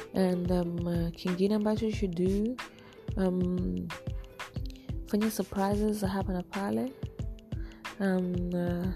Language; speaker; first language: English; non-native, local second language; Swahili